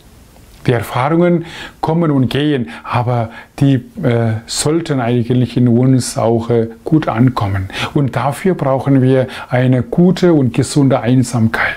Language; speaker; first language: German; non-native, fluent; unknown